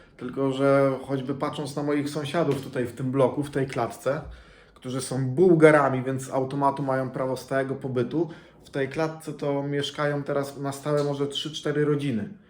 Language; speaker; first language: Polish; native; Polish